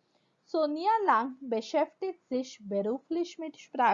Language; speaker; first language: German; non-native, fluent; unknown